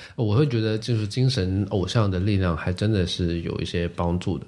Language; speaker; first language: Chinese; non-native, local second language; Min Nan Chinese